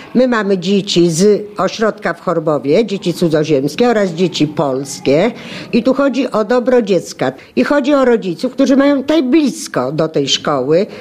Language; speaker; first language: Polish; native; Polish